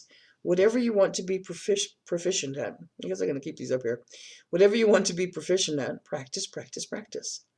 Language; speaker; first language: English; native; English